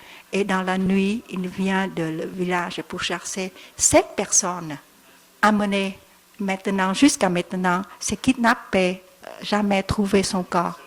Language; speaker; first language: French; non-native, learner; Vietnamese